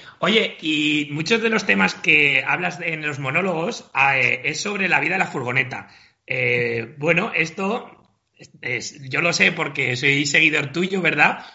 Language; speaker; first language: Spanish; native; Spanish